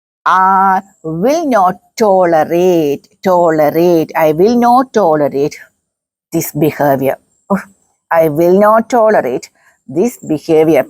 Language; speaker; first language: English; non-native, local second language; Malayalam